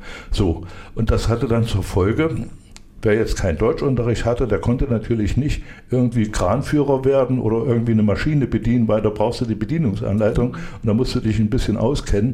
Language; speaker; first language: German; native; German